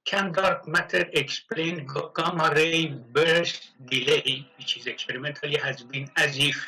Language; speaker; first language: English; non-native, fluent; Persian